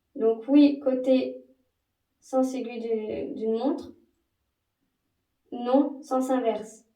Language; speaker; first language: French; native; French